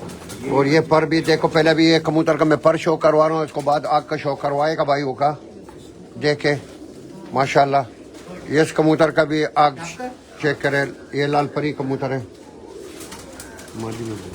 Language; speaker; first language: Hindi; non-native, learner; Arabic